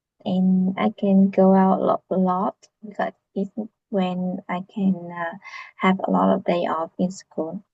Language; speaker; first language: English; non-native, learner; Vietnamese